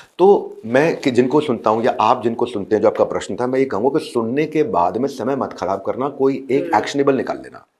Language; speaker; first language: Hindi; native; Hindi